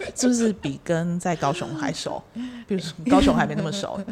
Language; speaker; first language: Chinese; native; Chinese